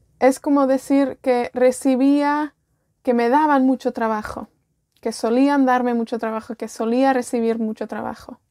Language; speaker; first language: Spanish; non-native, fluent; Welsh